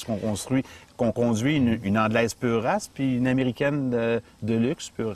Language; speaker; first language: French; native; French